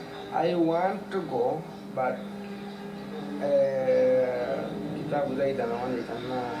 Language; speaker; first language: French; non-native, learner; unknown